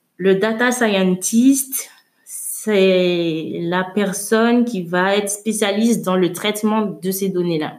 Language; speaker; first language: French; native; French